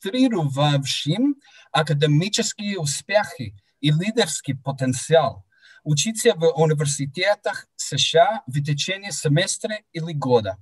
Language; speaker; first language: Russian; non-native, fluent; English